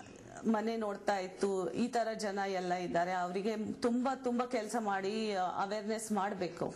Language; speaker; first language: Kannada; non-native, learner; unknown